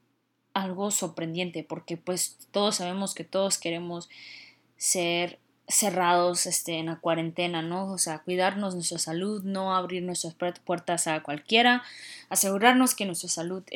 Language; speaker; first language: Spanish; early bilingual, heritage; Spanish